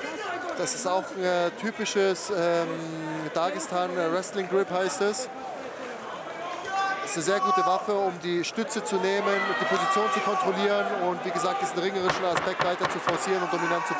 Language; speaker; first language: German; native; German